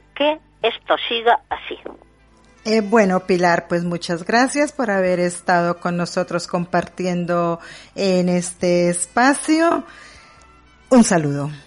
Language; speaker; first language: Spanish; native; Spanish